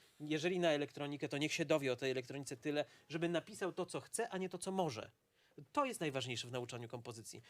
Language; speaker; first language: Polish; native; Polish